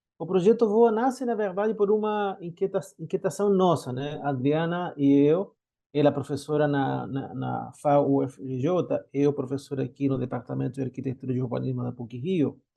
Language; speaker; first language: Portuguese; non-native, fluent; Spanish